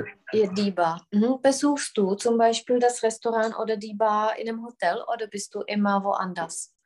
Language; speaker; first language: German; non-native, fluent; Czech